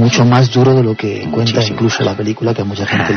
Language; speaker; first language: Spanish; native; Spanish